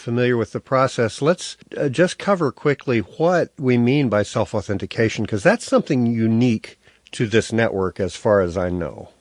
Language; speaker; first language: English; native; English